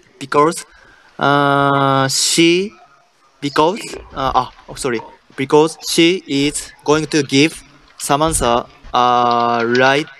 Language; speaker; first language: English; non-native, learner; Japanese